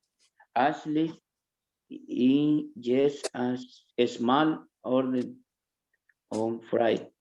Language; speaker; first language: English; non-native, learner; Spanish